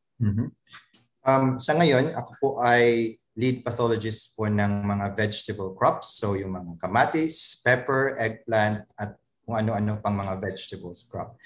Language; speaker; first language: Filipino; native; Filipino